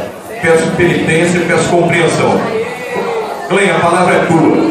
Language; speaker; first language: Portuguese; native; Portuguese